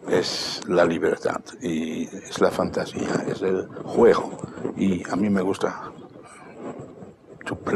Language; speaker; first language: Spanish; non-native, fluent; Dutch